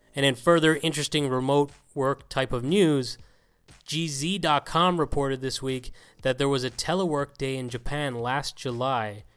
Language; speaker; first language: English; native; English